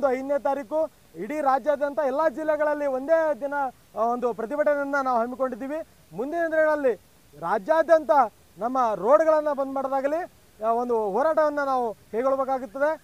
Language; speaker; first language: Hindi; non-native, local second language; Kannada